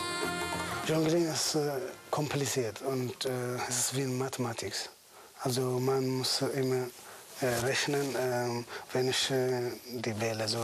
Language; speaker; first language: German; non-native, fluent; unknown